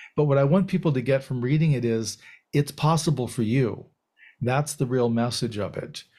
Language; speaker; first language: English; native; English